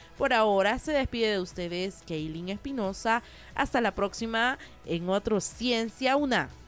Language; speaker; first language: Spanish; native; Spanish